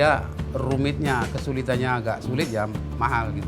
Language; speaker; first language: Indonesian; native; Indonesian